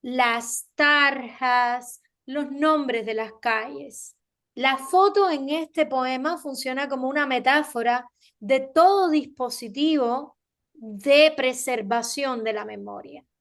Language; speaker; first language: Spanish; native; Spanish